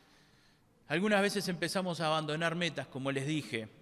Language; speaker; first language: Spanish; native; Spanish